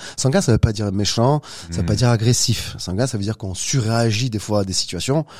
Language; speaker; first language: French; native; French